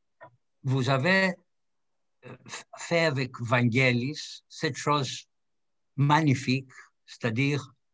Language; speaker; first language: French; non-native, fluent; Greek